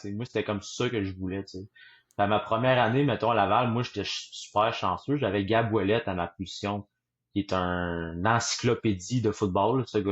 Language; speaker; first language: French; native; French